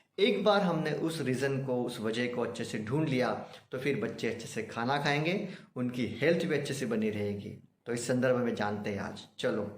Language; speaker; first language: Hindi; non-native, local second language; Marathi